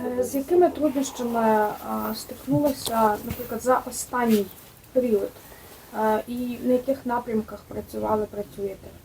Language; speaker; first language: Ukrainian; native; Ukrainian